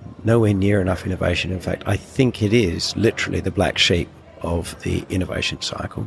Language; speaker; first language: English; native; English